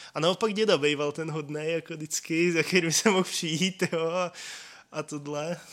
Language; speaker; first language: Czech; native; Czech